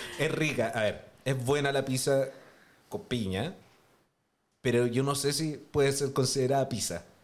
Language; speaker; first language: Spanish; native; Spanish